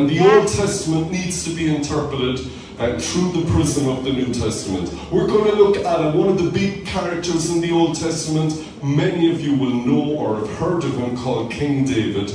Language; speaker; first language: English; native; English